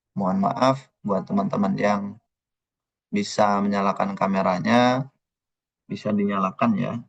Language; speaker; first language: Indonesian; native; Indonesian